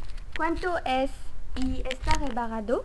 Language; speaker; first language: Spanish; non-native, learner; French